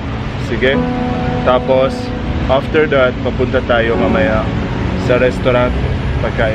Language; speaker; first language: Filipino; non-native, learner; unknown